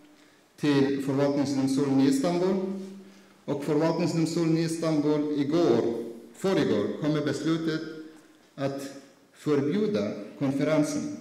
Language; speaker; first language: Swedish; non-native, fluent; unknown